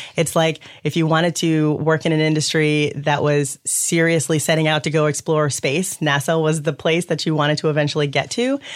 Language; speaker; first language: English; native; English